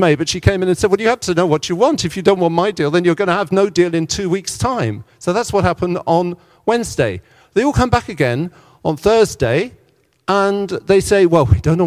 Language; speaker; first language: English; native; English